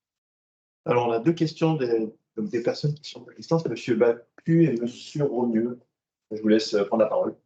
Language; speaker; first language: French; native; French